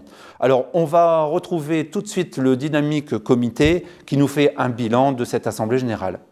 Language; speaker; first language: French; native; French